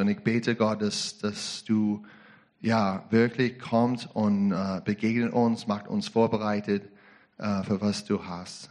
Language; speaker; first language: German; non-native, learner; English